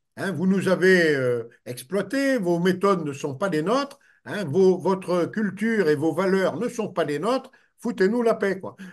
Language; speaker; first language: French; native; French